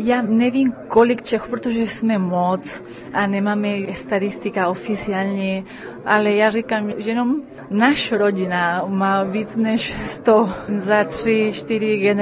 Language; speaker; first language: Czech; early bilingual, heritage; Spanish